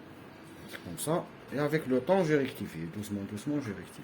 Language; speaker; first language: French; non-native, local second language; Arabic